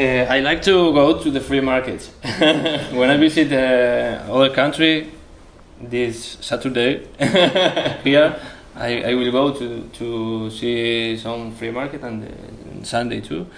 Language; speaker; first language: English; non-native, learner; Spanish